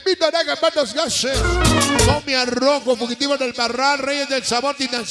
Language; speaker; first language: Spanish; native; Spanish